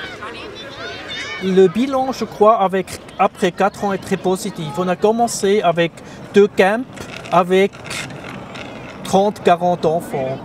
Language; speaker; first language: French; non-native, fluent; German